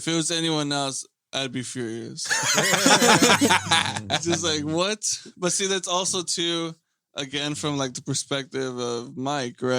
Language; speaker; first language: English; native; English